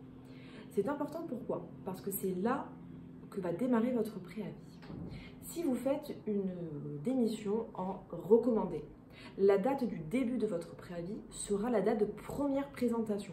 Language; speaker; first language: French; native; French